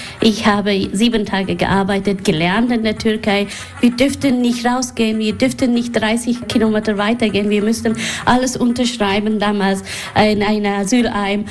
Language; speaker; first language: German; non-native, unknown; Persian